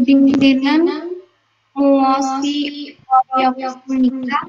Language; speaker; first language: Korean; non-native, learner; Indonesian